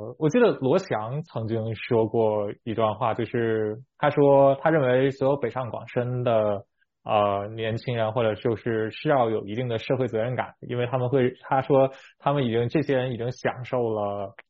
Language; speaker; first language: Chinese; native; Chinese